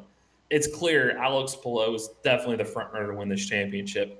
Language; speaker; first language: English; native; English